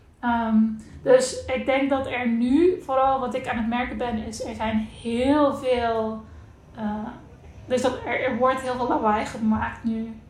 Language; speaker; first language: Dutch; non-native, local second language; Papiamento